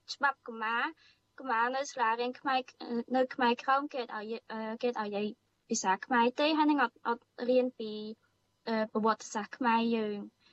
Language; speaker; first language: Khmer; early bilingual, heritage; Khmer